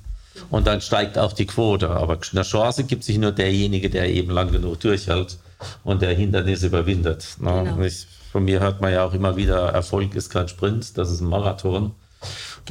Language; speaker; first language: German; native; German